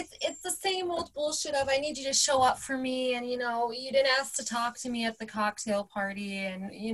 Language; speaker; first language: English; native; English